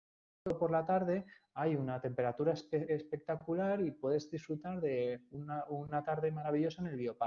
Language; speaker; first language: Spanish; native; Spanish